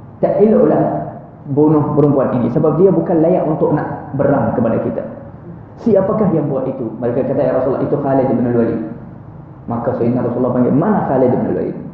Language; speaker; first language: Malay; non-native, fluent; Arabic